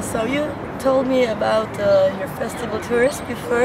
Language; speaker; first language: English; non-native, learner; German